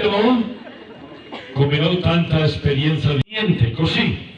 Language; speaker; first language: Italian; non-native, fluent; Spanish